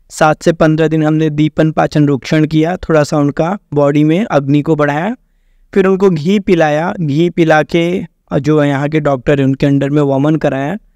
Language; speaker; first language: Hindi; native; Hindi